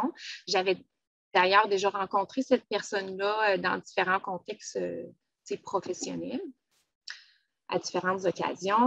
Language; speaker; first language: French; native; French